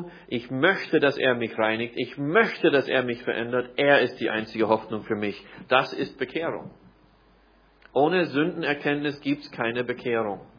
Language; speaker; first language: German; non-native, fluent; English